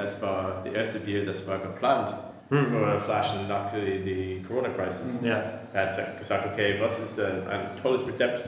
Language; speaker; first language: German; non-native, learner; English